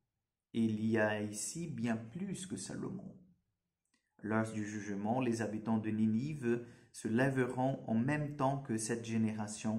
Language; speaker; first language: French; non-native, fluent; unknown